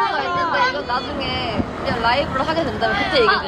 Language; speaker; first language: Korean; native; Korean